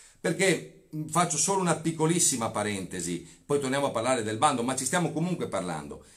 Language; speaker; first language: Italian; native; Italian